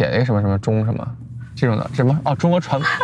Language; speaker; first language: Chinese; native; Chinese